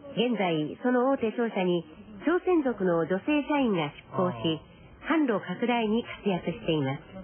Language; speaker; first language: Japanese; native; Japanese